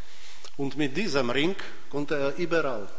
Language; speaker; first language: German; non-native, fluent; Czech